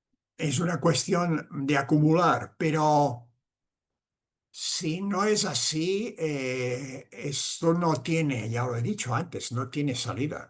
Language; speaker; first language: Spanish; non-native, local second language; Catalan